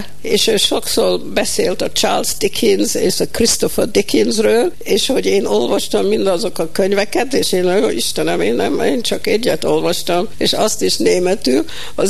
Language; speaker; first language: Hungarian; early bilingual, heritage; Hungarian